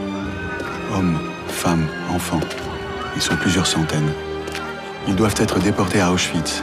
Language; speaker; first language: French; native; French